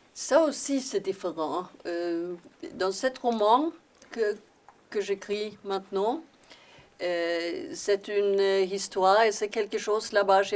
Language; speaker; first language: French; non-native, learner; Swedish